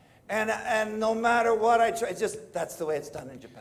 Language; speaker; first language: English; native; English